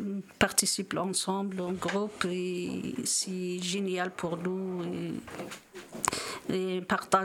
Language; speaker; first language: French; non-native, learner; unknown